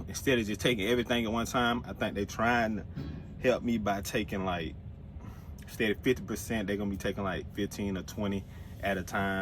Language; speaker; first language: English; native; English